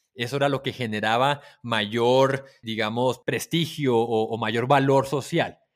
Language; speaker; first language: Spanish; native; Spanish